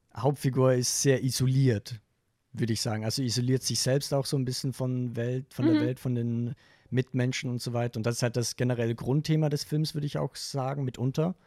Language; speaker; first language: German; native; German